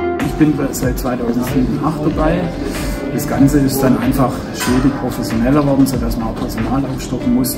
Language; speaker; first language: German; native; German